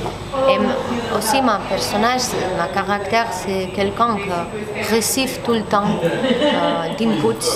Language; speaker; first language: French; non-native, learner; Spanish